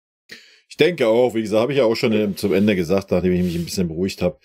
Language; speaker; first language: German; native; German